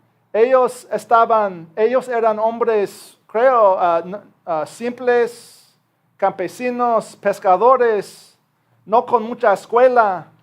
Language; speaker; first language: Spanish; non-native, fluent; English